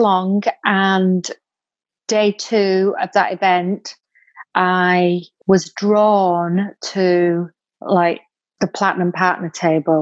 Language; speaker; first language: English; native; English